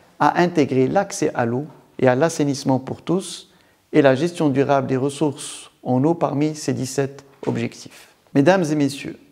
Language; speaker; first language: French; non-native, local second language; Arabic